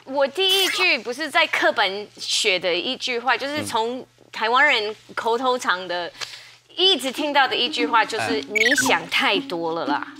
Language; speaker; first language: Chinese; non-native, fluent; English